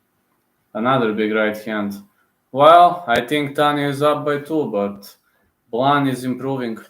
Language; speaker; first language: English; non-native, fluent; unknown